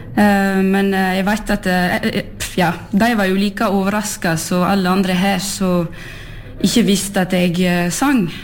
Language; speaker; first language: Norwegian; non-native, fluent; French